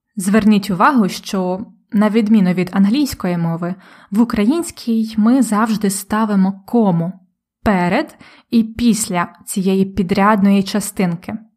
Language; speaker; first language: Ukrainian; native; Ukrainian